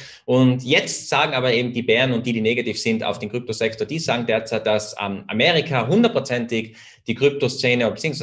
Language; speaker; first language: German; native; German